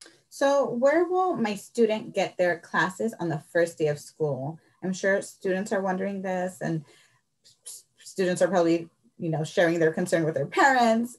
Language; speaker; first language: English; early bilingual, other home language; Spanish